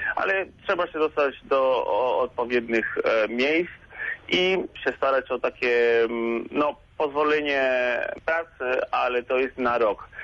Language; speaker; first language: Polish; non-native, fluent; Spanish